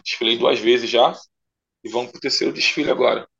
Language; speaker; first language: Portuguese; native; Portuguese